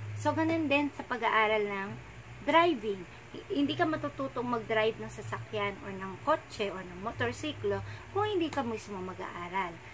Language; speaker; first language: Filipino; native; Filipino